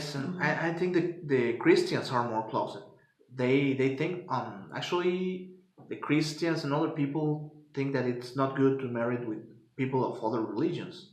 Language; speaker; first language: English; non-native, fluent; Spanish